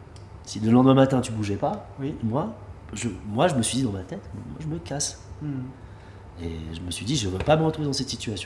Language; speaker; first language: French; native; French